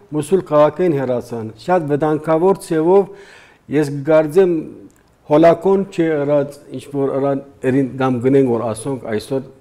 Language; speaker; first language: Armenian; early bilingual, heritage; Armenian